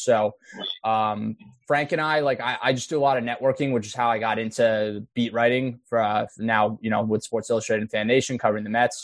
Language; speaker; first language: English; native; English